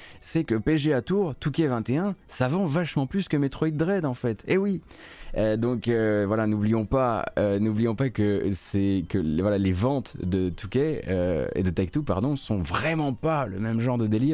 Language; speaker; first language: French; native; French